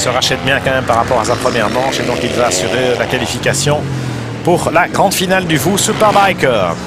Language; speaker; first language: French; native; French